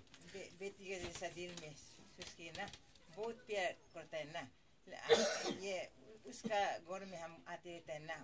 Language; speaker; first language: Hindi; non-native, local second language; Adi